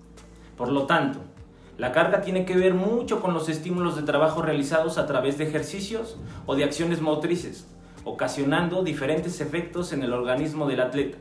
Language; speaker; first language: Spanish; native; Spanish